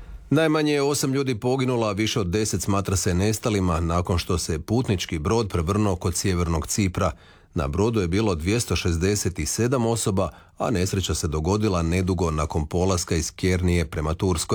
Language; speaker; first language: Serbian; native; Serbian